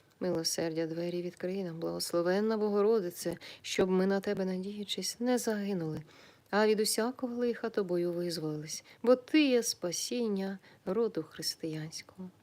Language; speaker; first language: Ukrainian; native; Ukrainian